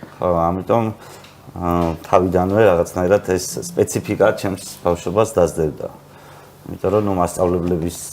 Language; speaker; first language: Georgian; native; Georgian